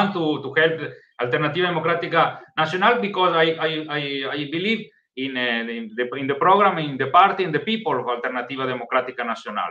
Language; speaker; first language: English; non-native, learner; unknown